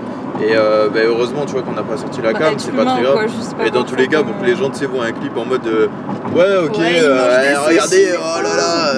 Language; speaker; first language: French; native; French